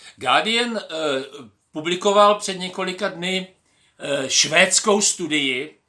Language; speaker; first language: Czech; native; Czech